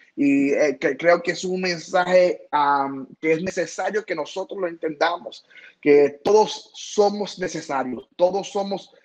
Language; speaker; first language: Spanish; early bilingual, heritage; Spanish